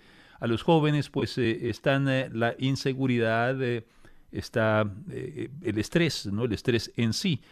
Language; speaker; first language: Spanish; native; Spanish